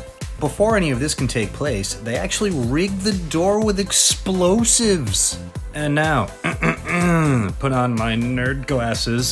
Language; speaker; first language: English; native; English